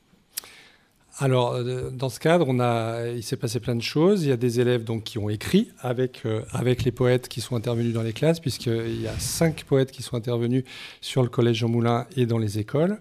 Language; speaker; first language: French; native; French